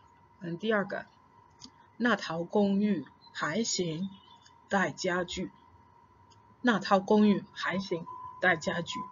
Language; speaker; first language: Chinese; non-native, fluent; English